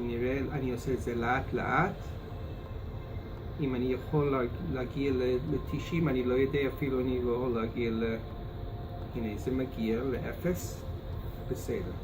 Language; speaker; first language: Hebrew; non-native, fluent; English